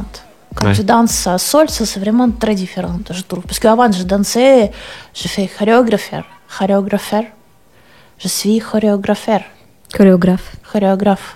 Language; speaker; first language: French; non-native, learner; Russian